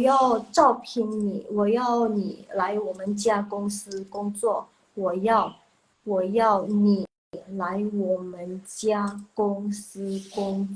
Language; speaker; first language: Chinese; non-native, local second language; Indonesian